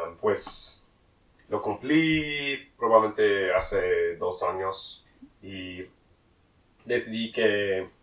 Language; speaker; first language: Spanish; non-native, learner; English